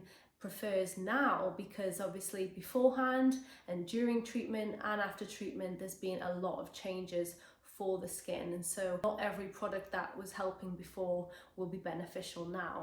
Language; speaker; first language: English; native; English